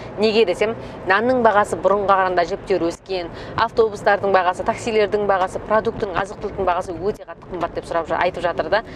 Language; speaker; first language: Kazakh; native; Kazakh